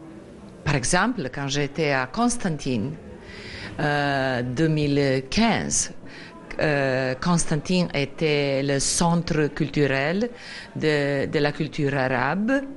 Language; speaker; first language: French; non-native, fluent; Serbian